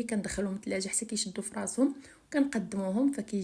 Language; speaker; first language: Arabic; native; Arabic